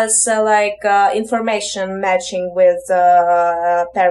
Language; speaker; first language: English; non-native, fluent; Ukrainian